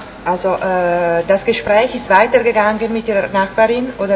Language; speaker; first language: German; non-native, fluent; Italian